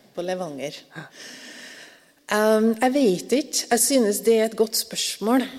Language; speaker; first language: Norwegian; native; Norwegian